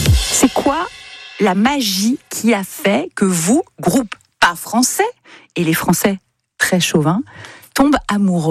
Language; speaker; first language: French; native; French